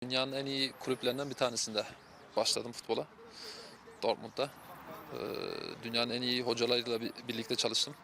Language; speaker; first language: Turkish; early bilingual, heritage; Turkish